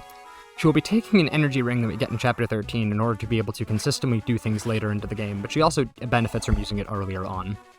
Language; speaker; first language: English; native; English